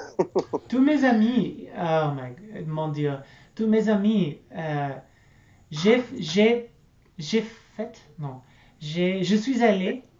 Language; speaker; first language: French; non-native, learner; English